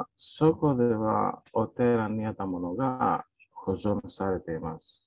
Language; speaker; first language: Japanese; non-native, learner; Greek